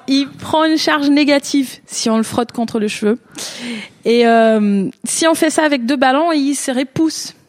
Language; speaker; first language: French; non-native, fluent; Portuguese